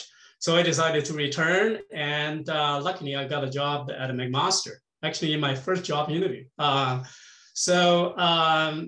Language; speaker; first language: English; non-native, fluent; Chinese